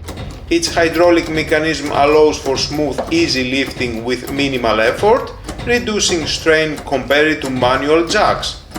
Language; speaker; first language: English; non-native, fluent; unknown